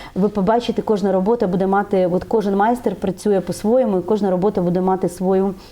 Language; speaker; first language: Ukrainian; native; Ukrainian